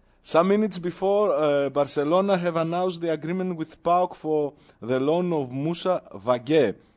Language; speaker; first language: English; non-native, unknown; Greek